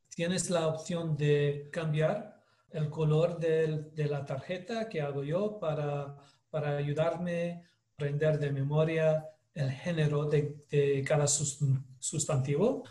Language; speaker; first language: Spanish; non-native, learner; English